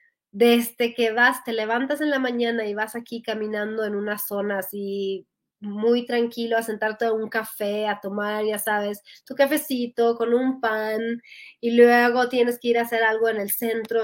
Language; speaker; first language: Spanish; non-native, fluent; Swedish